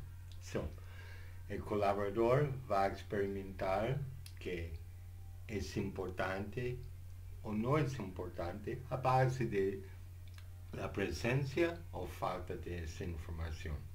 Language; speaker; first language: Spanish; non-native, fluent; English